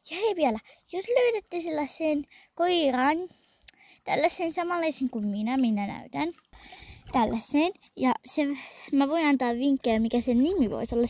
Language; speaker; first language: Finnish; native; Finnish